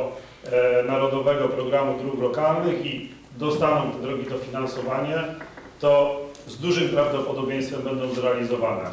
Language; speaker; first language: Polish; native; Polish